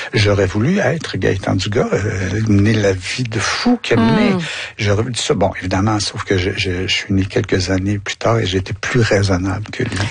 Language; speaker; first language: French; native; French